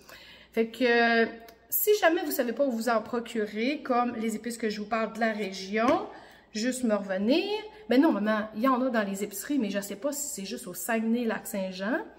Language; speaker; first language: French; native; French